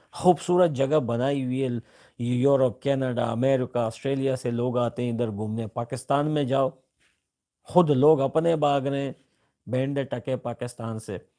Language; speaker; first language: Urdu; non-native, local second language; Pashto